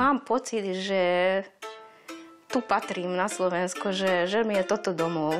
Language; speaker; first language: Slovak; non-native, fluent; Serbian